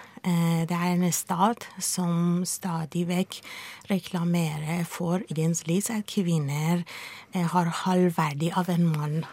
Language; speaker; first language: Norwegian; non-native, fluent; Persian